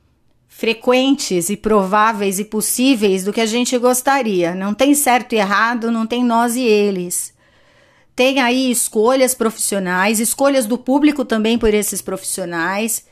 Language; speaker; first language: Portuguese; native; Portuguese